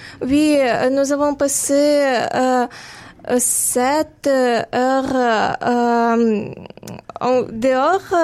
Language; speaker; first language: French; non-native, learner; Ukrainian